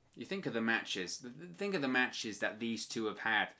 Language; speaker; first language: English; native; English